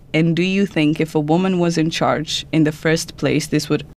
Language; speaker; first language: English; non-native, fluent; Portuguese